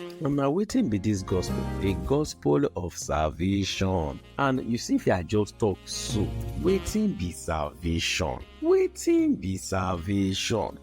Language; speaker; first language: Nigerian Pidgin; non-native, local second language; Yoruba